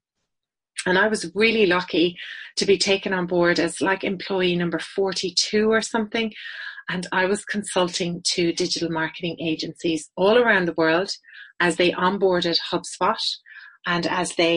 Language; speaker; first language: English; native; English